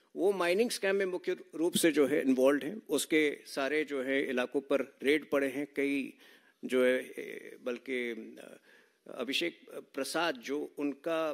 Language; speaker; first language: Hindi; native; Hindi